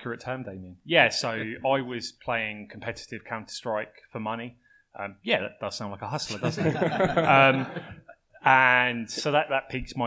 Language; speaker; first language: English; native; English